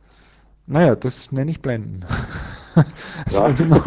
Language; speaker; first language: German; native; German